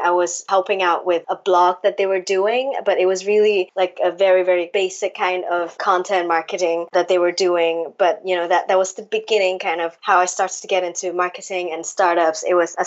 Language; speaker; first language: English; non-native, local second language; Cantonese